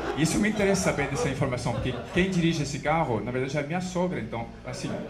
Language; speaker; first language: Portuguese; non-native, fluent; French